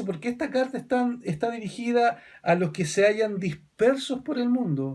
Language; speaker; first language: Spanish; native; Spanish